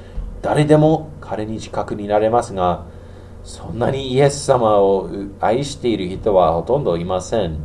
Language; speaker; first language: Japanese; non-native, learner; English